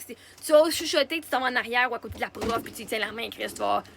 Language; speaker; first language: French; native; French